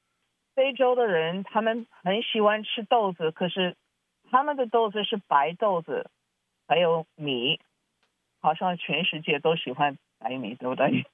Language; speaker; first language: Chinese; early bilingual, heritage; Chinese